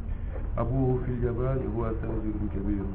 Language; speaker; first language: Arabic; non-native, learner; French